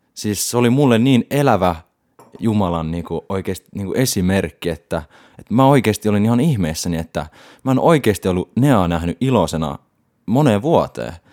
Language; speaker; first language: Finnish; native; Finnish